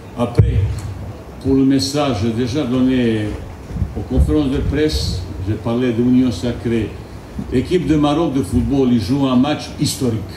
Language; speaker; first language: French; non-native, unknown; Bosnian